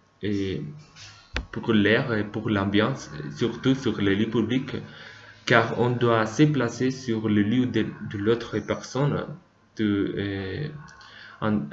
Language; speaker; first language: French; non-native, learner; Spanish